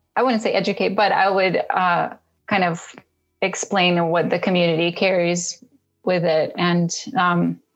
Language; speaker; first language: English; early bilingual, other home language; Russian